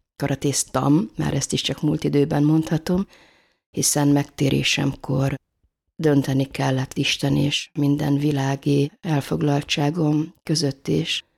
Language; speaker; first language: Hungarian; native; Hungarian